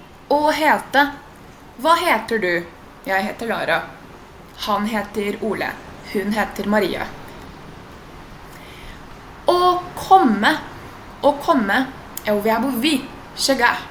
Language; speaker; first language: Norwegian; non-native, fluent; Portuguese